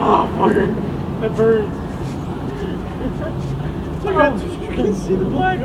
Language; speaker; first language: English; native; English